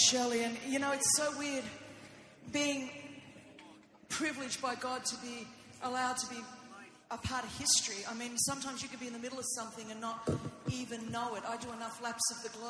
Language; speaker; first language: English; non-native, fluent; Greek